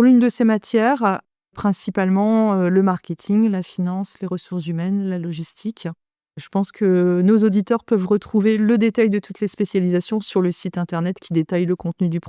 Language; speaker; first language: French; native; French